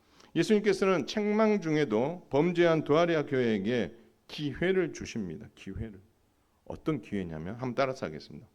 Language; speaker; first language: Korean; native; Korean